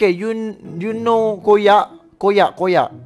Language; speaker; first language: English; non-native, learner; Malay